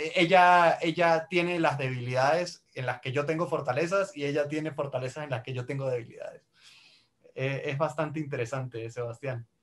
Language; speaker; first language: Spanish; native; Spanish